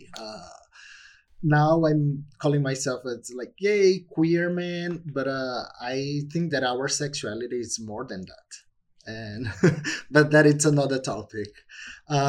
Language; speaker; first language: English; non-native, fluent; Portuguese